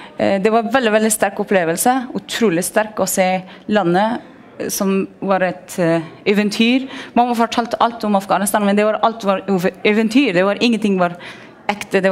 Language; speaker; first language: Norwegian; non-native, fluent; Persian